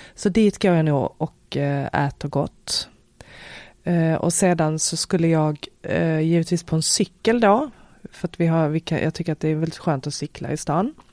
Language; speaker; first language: Swedish; native; Swedish